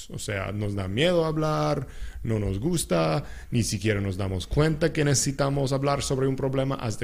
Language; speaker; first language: Spanish; non-native, local second language; English